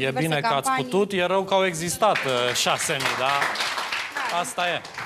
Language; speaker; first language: Romanian; native; Romanian